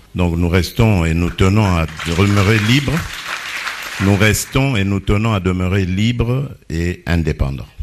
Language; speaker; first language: French; non-native, local second language; Lingala